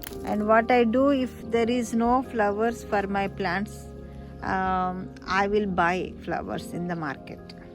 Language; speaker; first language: English; non-native, local second language; Telugu